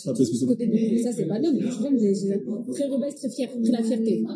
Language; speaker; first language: French; native; French